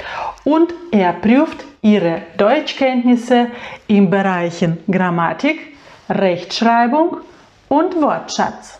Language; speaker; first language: German; non-native, fluent; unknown